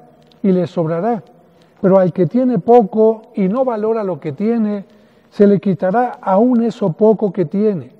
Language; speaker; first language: Spanish; native; Spanish